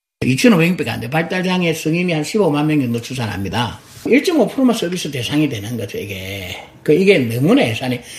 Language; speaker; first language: Korean; native; Korean